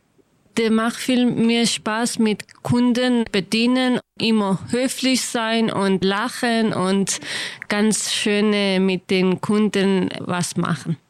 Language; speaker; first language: German; non-native, learner; Kurdish